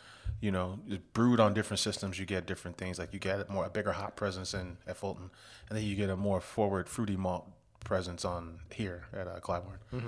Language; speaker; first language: English; native; English